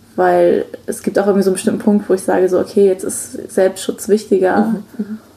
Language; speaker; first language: German; early bilingual, other home language; Chinese